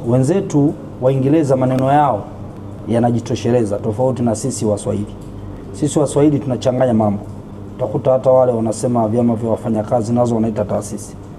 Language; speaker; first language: Swahili; native; Swahili